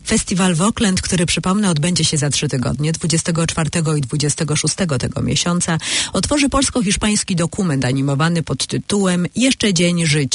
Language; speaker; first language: Polish; native; Polish